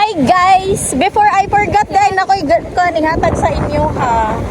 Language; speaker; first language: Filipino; non-native, local second language; Cebuano